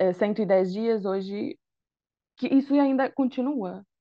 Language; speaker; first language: Portuguese; non-native, fluent; Arabic